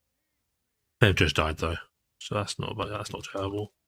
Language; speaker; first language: English; native; English